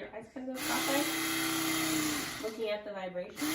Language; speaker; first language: English; native; English